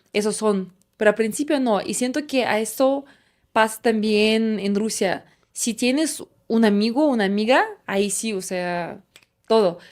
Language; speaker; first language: Spanish; non-native, fluent; Russian